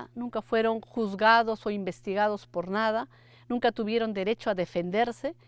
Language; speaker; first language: Spanish; native; Spanish